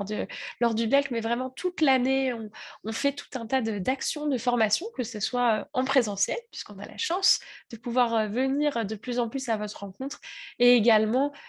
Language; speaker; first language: French; native; French